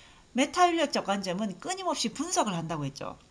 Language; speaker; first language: Korean; native; Korean